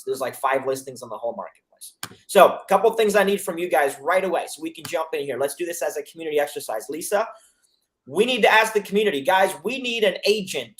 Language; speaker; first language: English; native; English